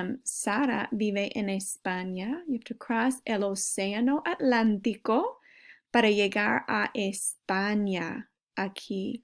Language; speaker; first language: Spanish; non-native, fluent; English